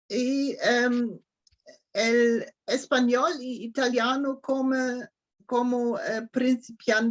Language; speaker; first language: Spanish; non-native, learner; German